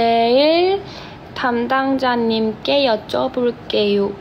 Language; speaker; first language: Korean; native; Korean